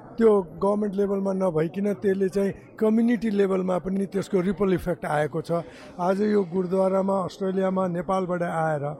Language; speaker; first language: Nepali; native; Nepali